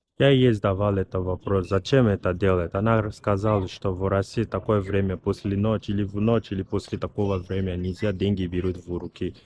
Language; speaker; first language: Russian; non-native, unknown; English